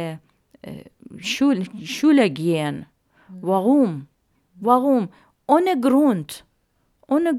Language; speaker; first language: German; non-native, learner; Arabic